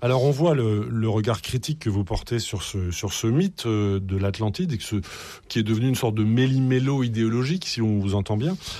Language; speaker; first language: French; native; French